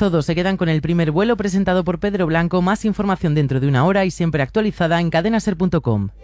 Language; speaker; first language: Spanish; native; Spanish